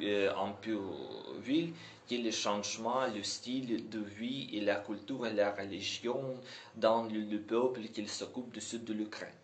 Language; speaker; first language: French; non-native, learner; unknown